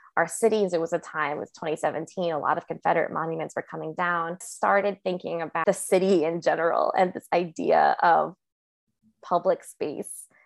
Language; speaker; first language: English; native; English